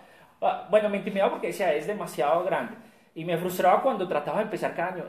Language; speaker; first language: Spanish; native; Spanish